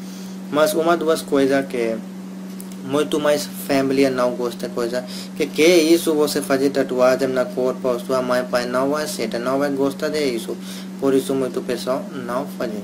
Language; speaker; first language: Portuguese; non-native, learner; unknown